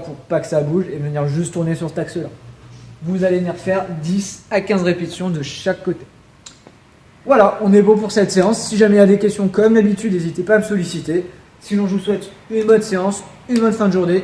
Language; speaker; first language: French; native; French